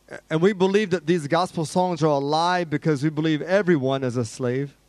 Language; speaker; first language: English; native; English